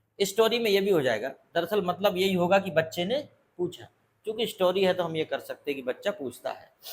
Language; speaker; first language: Hindi; native; Hindi